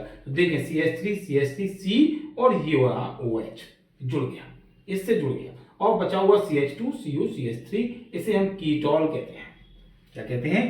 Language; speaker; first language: Hindi; native; Hindi